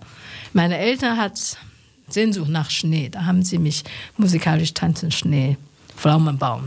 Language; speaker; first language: German; non-native, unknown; Chinese